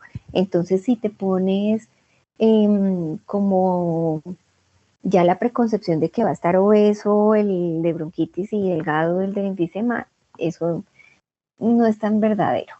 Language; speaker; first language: Spanish; native; Spanish